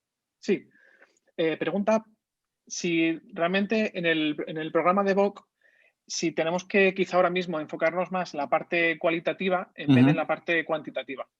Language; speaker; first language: Spanish; native; Spanish